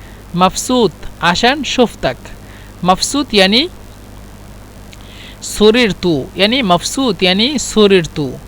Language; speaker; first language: Arabic; non-native, fluent; Bangla